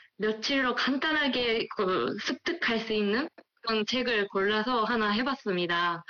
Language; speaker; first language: Korean; non-native, fluent; Japanese